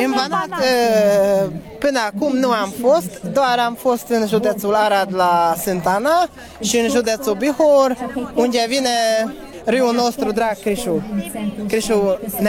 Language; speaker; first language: Romanian; non-native, learner; Hungarian